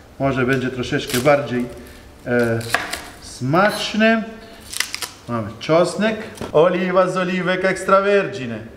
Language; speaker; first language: Polish; non-native, learner; Italian